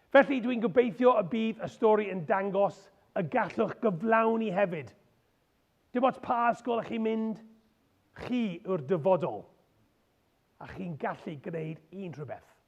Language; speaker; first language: Welsh; non-native, local second language; English